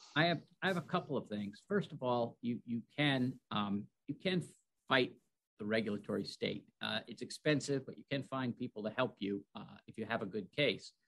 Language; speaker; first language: English; native; English